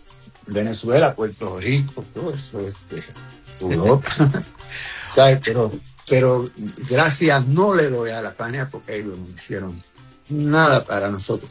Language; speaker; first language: Spanish; early bilingual, heritage; Spanish